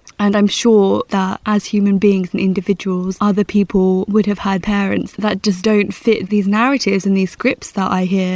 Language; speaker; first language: English; native; English